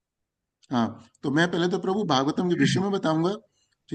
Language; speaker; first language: Hindi; native; Hindi